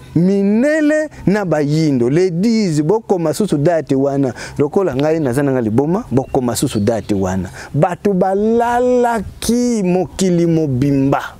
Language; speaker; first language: Lingala; non-native, local second language; Kongo